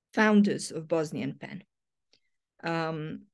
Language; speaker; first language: English; non-native, fluent; Serbian